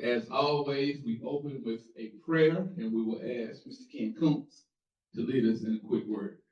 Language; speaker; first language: English; native; English